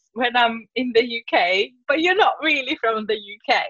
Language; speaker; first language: English; non-native, fluent; Greek